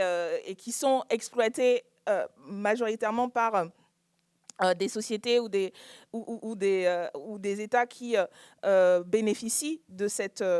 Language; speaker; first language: French; native; French